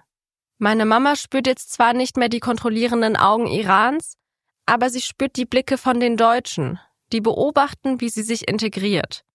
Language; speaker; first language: German; early bilingual, other home language; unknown